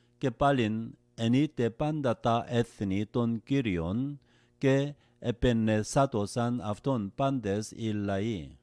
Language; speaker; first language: Greek; non-native, learner; Korean